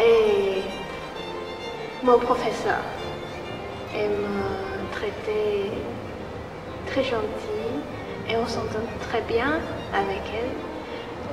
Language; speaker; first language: French; non-native, learner; Chinese